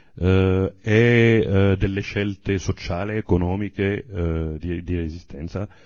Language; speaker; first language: Italian; non-native, fluent; Arabic